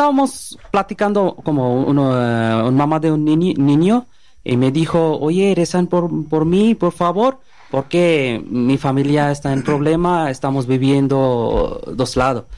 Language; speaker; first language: Spanish; non-native, learner; Bangla